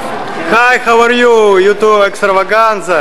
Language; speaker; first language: English; non-native, learner; Russian